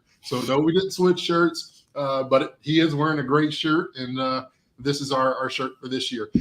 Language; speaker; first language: English; native; English